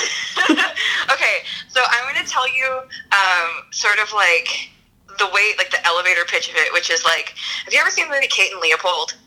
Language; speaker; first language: English; native; English